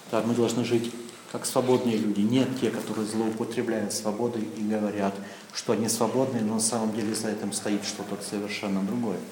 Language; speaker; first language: Czech; non-native, learner; Russian